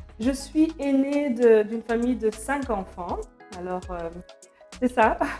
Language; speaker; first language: French; non-native, local second language; Lingala